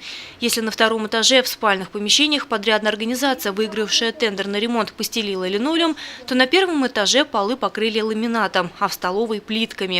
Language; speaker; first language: Russian; native; Russian